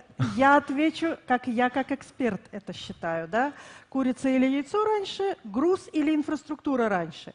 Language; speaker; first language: Russian; native; Russian